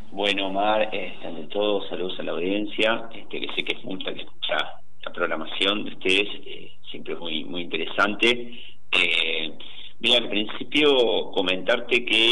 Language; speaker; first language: Spanish; native; Spanish